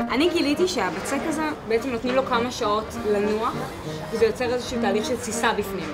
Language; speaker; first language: Hebrew; native; Hebrew